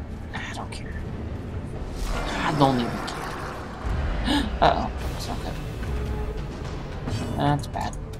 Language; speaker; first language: English; native; English